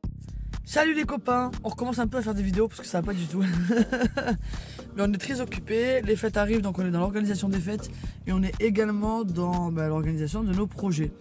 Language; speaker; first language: French; native; French